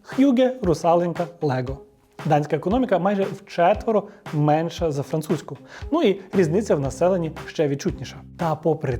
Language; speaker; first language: Ukrainian; native; Ukrainian